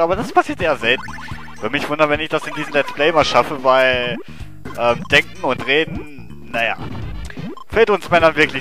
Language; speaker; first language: German; native; German